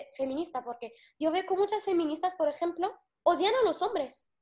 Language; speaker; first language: Spanish; non-native, fluent; Arabic